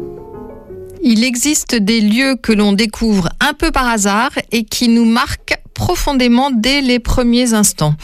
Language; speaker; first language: French; native; French